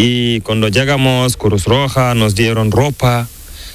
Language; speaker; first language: Spanish; non-native, learner; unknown